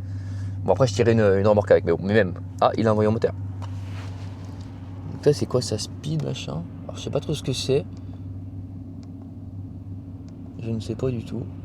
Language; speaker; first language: French; native; French